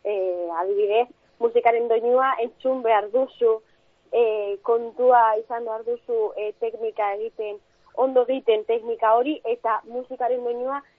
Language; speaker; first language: Basque; non-native, local second language; Spanish